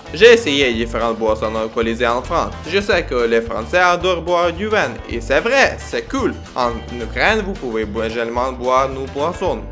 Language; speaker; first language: French; non-native, learner; Ukrainian